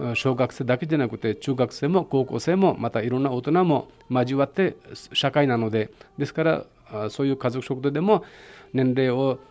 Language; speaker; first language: Japanese; non-native, fluent; Hindi